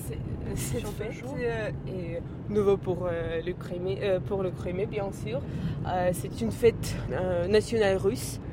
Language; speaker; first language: French; non-native, fluent; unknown